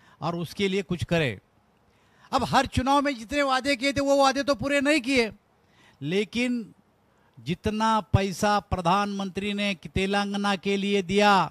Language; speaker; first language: Hindi; non-native, local second language; Marathi